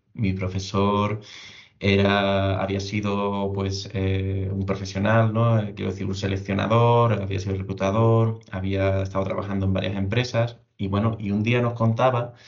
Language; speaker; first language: Spanish; native; Spanish